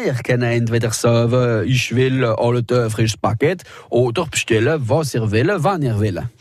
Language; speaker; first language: German; non-native, local second language; Swiss German